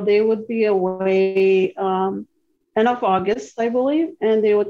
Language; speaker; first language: English; non-native, fluent; Cree